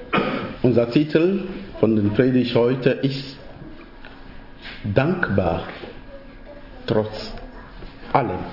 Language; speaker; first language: German; non-native, fluent; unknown